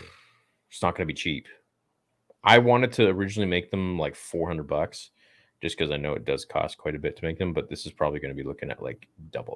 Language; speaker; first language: English; native; English